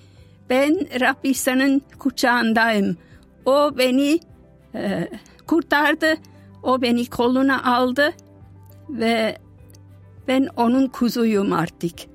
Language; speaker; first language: Turkish; non-native, fluent; German